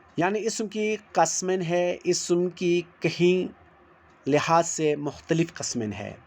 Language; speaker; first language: Urdu; non-native, local second language; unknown